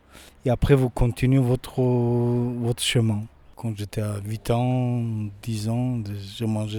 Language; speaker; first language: French; non-native, learner; Turkish